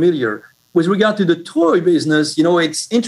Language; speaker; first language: English; non-native, fluent; French